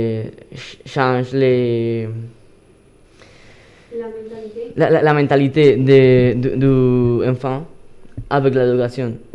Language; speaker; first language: French; non-native, learner; Spanish